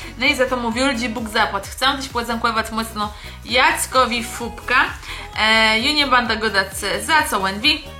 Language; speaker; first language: Polish; non-native, local second language; Kashubian